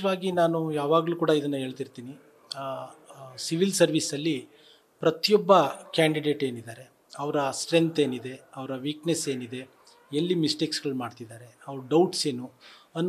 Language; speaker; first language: Kannada; native; Kannada